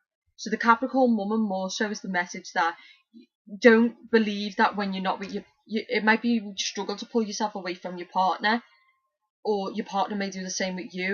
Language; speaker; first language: English; native; English